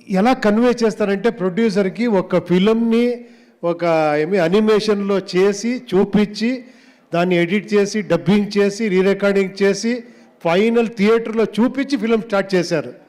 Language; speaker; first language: Telugu; non-native, learner; Kannada